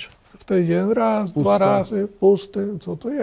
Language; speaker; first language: Polish; non-native, learner; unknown